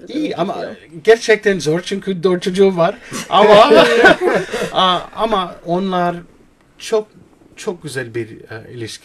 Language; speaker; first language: Turkish; non-native, learner; English